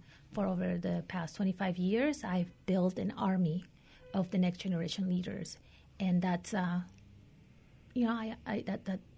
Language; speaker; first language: English; non-native, fluent; Spanish